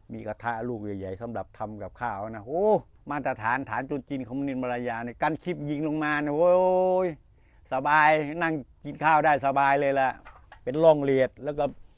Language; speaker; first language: Thai; native; Thai